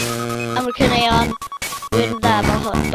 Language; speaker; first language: Welsh; non-native, local second language; English